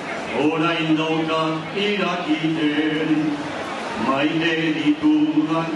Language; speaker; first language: Basque; non-native, local second language; Spanish